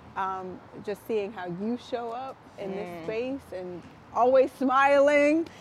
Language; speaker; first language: English; native; English